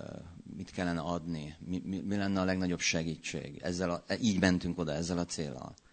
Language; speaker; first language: Hungarian; native; Hungarian